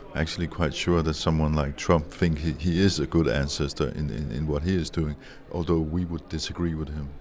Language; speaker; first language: English; non-native, fluent; Danish